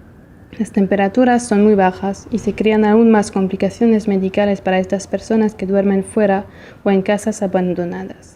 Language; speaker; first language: Spanish; non-native, fluent; Portuguese